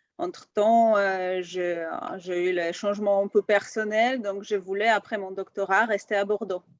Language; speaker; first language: French; non-native, fluent; Polish